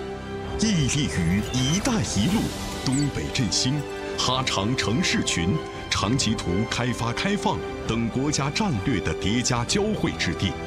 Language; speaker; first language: Chinese; native; Chinese